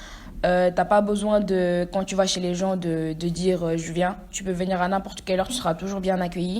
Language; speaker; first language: French; non-native, local second language; Wolof